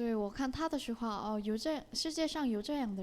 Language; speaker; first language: Chinese; non-native, learner; Korean